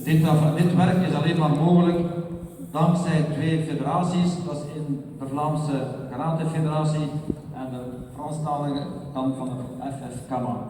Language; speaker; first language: Dutch; native; Dutch